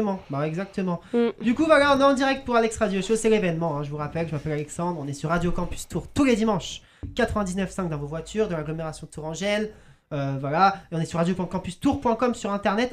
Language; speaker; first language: French; native; French